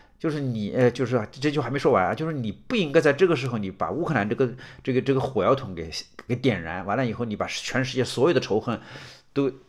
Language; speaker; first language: Chinese; native; Chinese